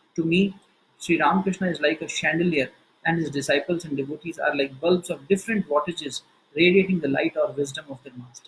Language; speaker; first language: English; non-native, local second language; Hindi